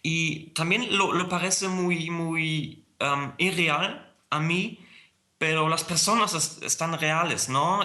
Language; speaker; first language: Spanish; non-native, fluent; German